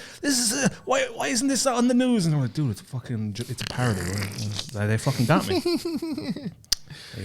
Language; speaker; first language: English; native; English